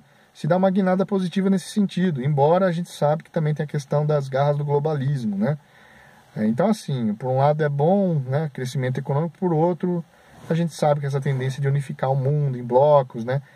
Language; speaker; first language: Portuguese; native; Portuguese